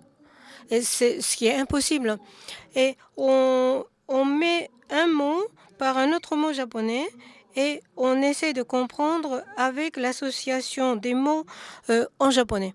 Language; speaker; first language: French; non-native, fluent; Japanese